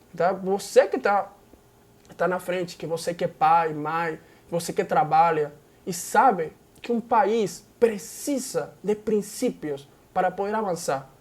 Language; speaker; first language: Portuguese; non-native, fluent; Spanish